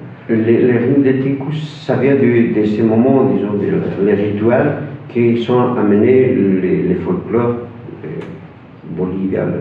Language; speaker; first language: French; non-native, fluent; Spanish